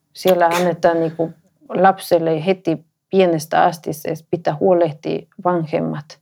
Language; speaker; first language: Finnish; non-native, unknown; Spanish